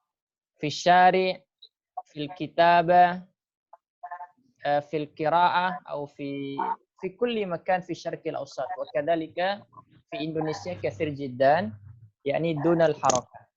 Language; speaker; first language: Arabic; non-native, fluent; Indonesian